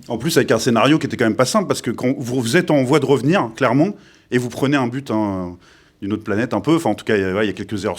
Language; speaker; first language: French; native; French